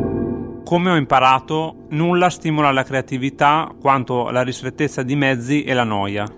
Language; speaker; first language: Italian; native; Italian